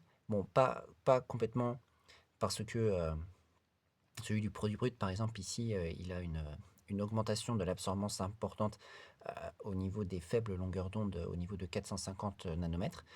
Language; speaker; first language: French; native; French